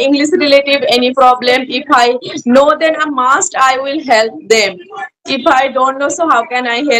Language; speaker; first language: English; non-native, learner; Bangla